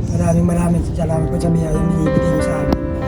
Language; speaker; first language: Filipino; native; Filipino